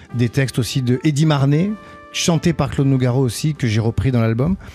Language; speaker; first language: French; native; French